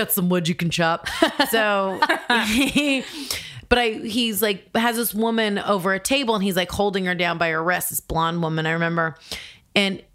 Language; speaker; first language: English; native; English